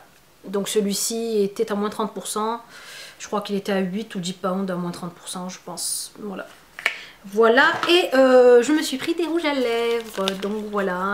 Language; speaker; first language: French; native; French